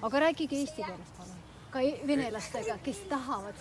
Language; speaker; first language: Estonian; non-native, local second language; Russian